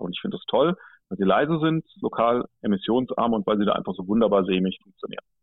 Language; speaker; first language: German; native; German